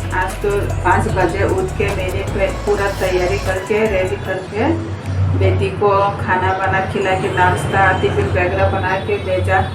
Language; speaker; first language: Hindi; non-native, local second language; Bangla